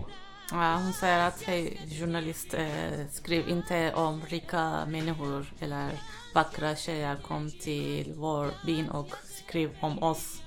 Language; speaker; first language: Swedish; non-native, fluent; Turkish